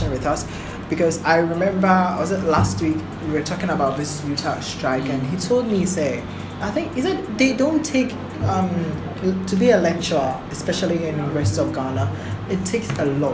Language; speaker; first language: English; non-native, local second language; Akan